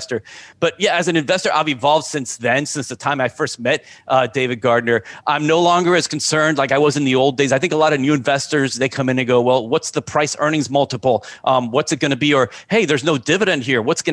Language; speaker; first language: English; native; English